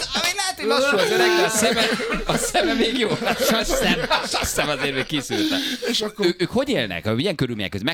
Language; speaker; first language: Hungarian; native; Hungarian